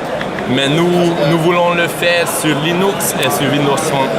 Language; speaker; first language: French; non-native, learner; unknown